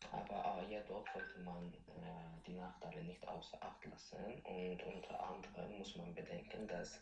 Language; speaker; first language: German; non-native, learner; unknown